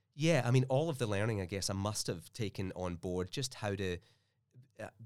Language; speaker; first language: English; native; English